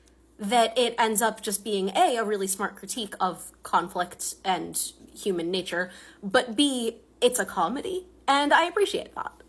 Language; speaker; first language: English; native; English